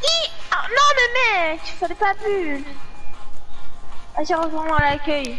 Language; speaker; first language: French; native; French